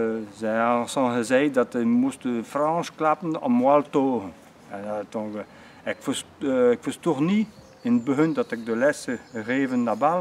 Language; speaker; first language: Dutch; non-native, local second language; French